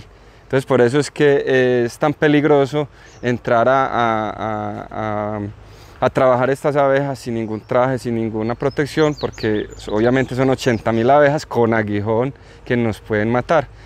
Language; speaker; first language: Spanish; native; Spanish